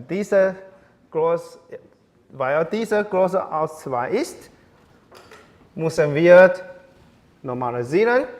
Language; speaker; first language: German; non-native, learner; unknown